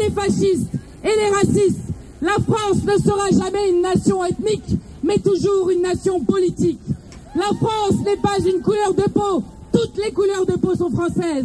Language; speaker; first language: French; native; French